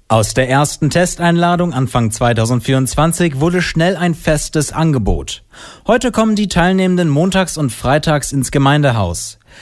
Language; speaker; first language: German; native; German